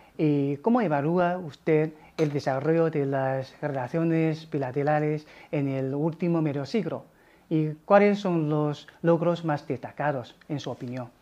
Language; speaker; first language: Spanish; non-native, fluent; Chinese